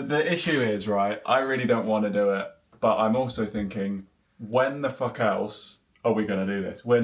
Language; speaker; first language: English; native; English